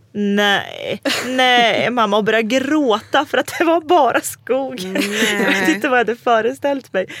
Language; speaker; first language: Swedish; early bilingual, other home language; Croatian